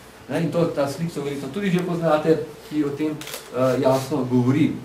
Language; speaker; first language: Slovenian; native; Slovenian